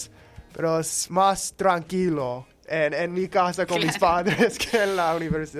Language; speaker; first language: Spanish; non-native, learner; English